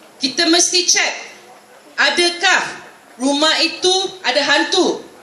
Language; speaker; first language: Malay; non-native, local second language; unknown